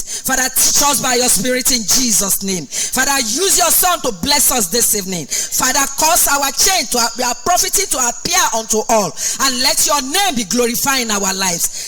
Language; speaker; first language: English; non-native, local second language; Yoruba